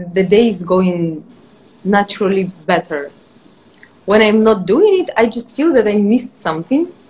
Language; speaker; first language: English; non-native, fluent; Russian